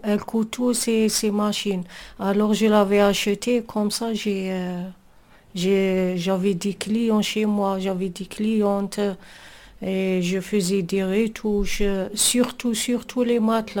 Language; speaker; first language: French; non-native, local second language; Arabic